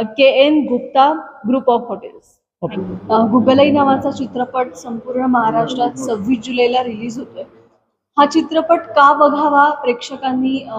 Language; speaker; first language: Marathi; native; Marathi